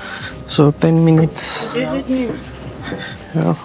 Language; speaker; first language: English; non-native, local second language; Filipino